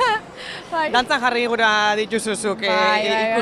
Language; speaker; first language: Basque; native; Basque